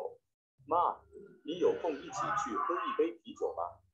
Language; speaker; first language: Chinese; non-native, learner; Vietnamese